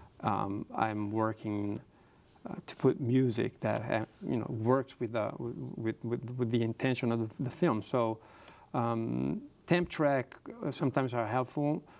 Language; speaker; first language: English; non-native, fluent; Italian